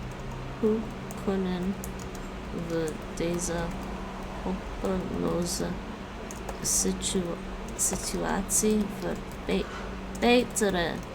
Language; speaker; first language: Dutch; non-native, learner; English